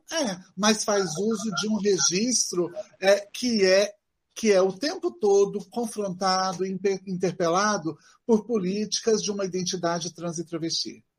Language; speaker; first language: Portuguese; native; Portuguese